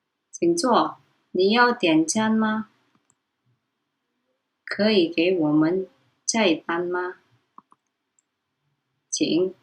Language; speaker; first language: Chinese; non-native, fluent; Indonesian